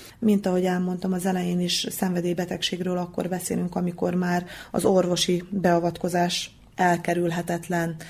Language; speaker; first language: Hungarian; native; Hungarian